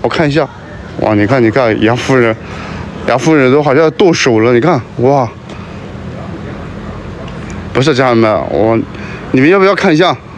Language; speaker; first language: Chinese; native; Chinese